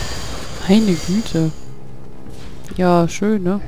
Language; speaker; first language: German; native; German